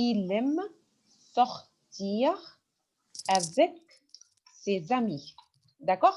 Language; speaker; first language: French; non-native, fluent; Arabic